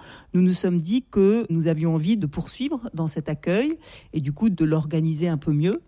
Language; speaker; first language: French; native; French